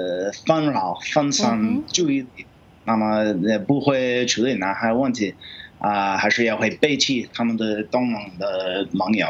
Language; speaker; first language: Chinese; non-native, fluent; English